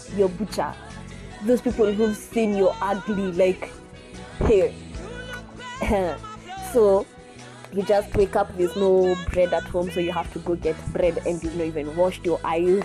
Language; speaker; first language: English; non-native, local second language; Swahili